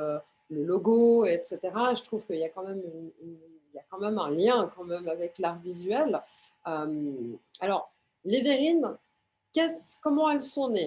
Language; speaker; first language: French; native; French